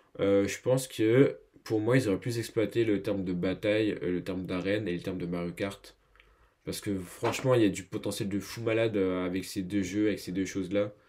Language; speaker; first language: French; native; French